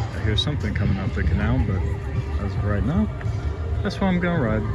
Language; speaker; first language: English; native; English